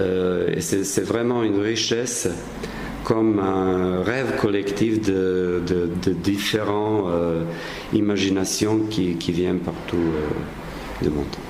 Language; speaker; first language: French; non-native, fluent; Serbian